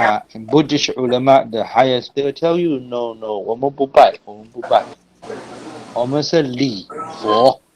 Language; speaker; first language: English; non-native, fluent; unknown